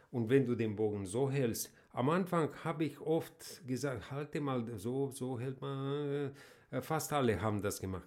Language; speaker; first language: German; non-native, fluent; Romanian